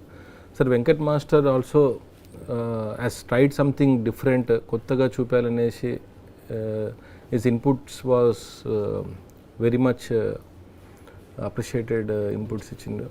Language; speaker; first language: Telugu; native; Telugu